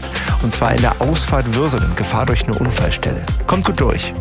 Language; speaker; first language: German; native; German